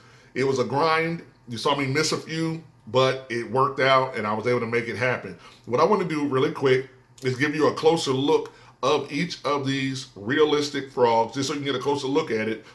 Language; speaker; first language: English; native; English